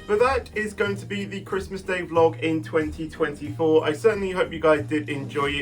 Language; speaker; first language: English; native; English